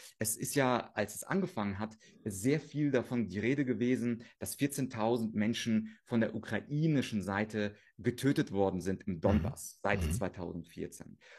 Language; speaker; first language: German; early bilingual, other home language; Russian